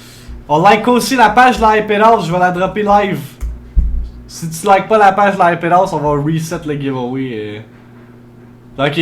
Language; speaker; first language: French; native; French